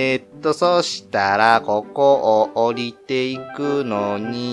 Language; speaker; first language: Japanese; native; Japanese